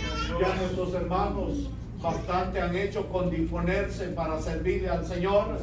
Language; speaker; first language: Spanish; native; Spanish